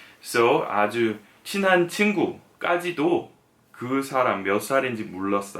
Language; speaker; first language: Korean; non-native, fluent; English